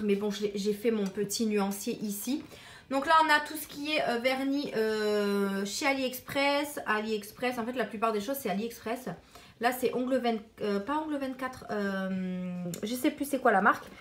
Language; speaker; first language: French; native; French